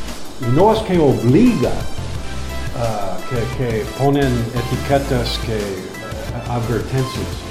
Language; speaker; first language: Spanish; non-native, learner; English